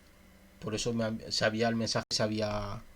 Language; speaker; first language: Spanish; native; Spanish